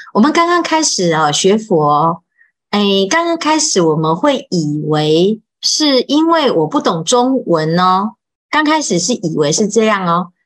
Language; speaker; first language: Chinese; native; Chinese